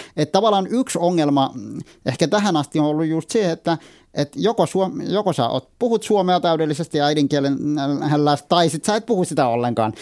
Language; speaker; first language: Finnish; non-native, fluent; Somali